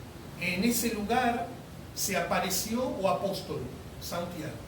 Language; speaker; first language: Spanish; non-native, learner; Portuguese